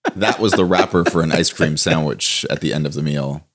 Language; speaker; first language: English; native; English